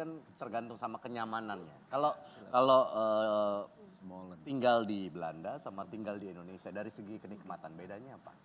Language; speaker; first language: Indonesian; native; Indonesian